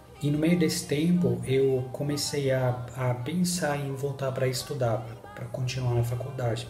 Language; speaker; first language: Portuguese; non-native, learner; Spanish